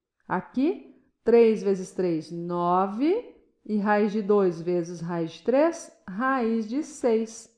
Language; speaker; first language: Portuguese; native; Portuguese